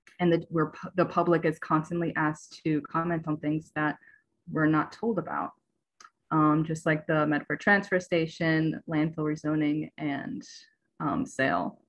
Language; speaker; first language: English; native; English